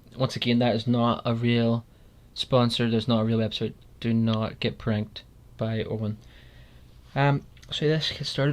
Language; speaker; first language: English; native; English